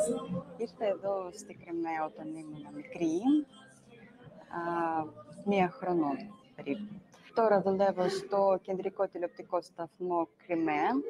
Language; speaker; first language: Greek; early bilingual, heritage; Greek